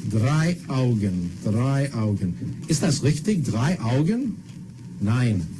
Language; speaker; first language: German; non-native, fluent; English